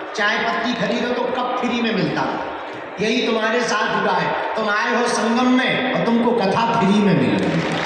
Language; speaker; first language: Hindi; native; Hindi